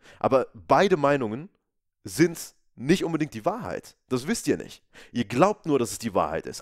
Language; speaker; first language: German; native; German